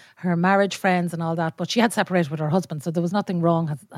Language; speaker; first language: English; native; English